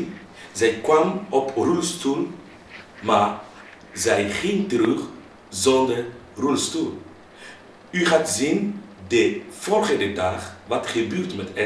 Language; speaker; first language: Dutch; non-native, fluent; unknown